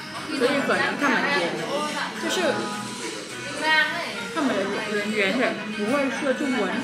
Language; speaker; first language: Chinese; non-native, fluent; Vietnamese